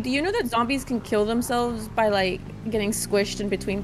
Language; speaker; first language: English; native; English